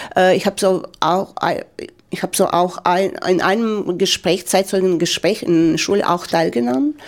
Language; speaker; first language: German; non-native, fluent; Ukrainian